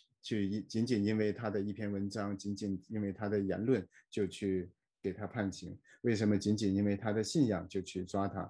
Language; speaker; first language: Chinese; native; Chinese